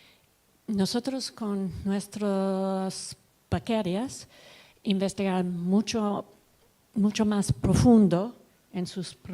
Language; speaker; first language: Spanish; non-native, learner; English